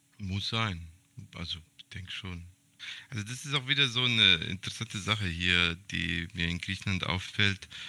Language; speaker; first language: German; early bilingual, other home language; Serbian